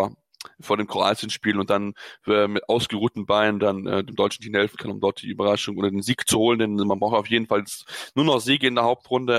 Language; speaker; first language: German; native; German